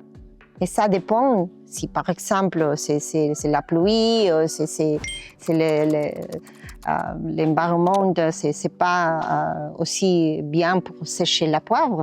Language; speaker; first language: French; non-native, learner; Spanish